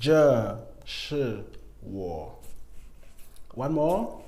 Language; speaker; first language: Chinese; non-native, learner; English